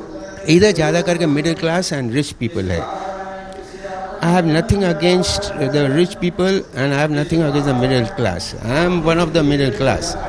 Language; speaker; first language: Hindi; non-native, local second language; Sindhi